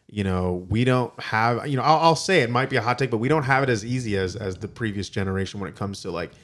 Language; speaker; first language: English; native; English